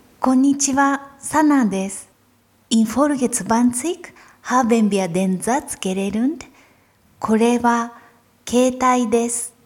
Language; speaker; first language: German; non-native, fluent; Japanese